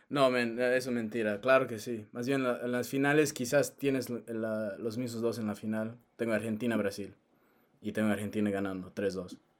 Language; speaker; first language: Spanish; non-native, fluent; English